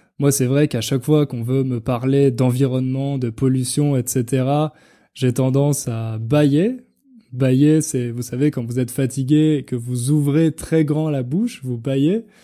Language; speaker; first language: French; native; French